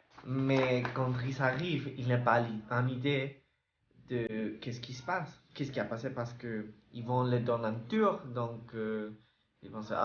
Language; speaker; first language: French; non-native, learner; Spanish